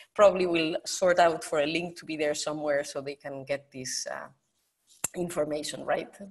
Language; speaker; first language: English; non-native, fluent; Spanish